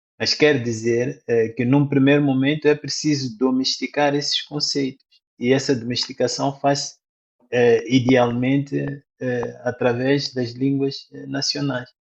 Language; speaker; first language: Portuguese; non-native, local second language; Tsonga